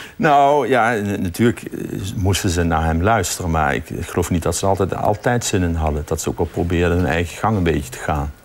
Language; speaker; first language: Dutch; native; Dutch